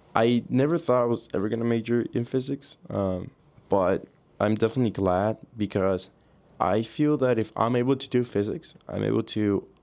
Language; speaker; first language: English; early bilingual, other home language; Spanish